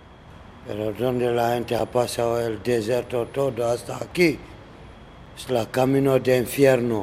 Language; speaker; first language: Spanish; non-native, learner; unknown